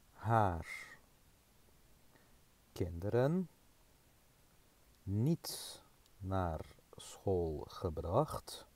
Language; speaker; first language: Dutch; non-native, fluent; Turkish